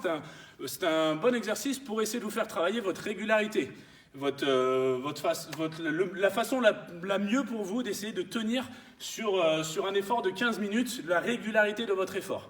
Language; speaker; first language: French; native; French